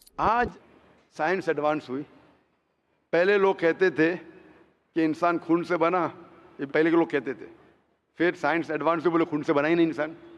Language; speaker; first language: Hindi; non-native, local second language; Konkani